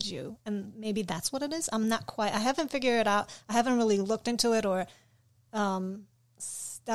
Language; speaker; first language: English; non-native, fluent; Polish